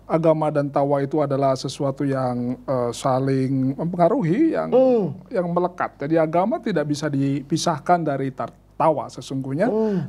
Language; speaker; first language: Indonesian; native; Indonesian